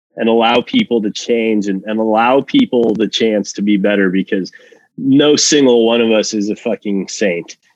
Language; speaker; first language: English; non-native, fluent; Spanish